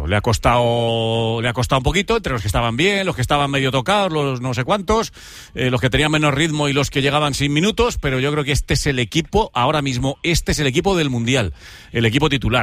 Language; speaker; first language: Spanish; native; Spanish